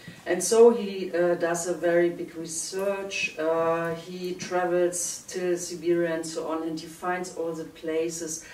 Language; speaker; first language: English; non-native, fluent; German